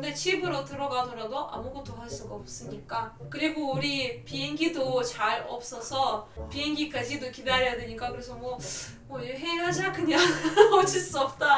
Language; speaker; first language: Korean; non-native, fluent; Russian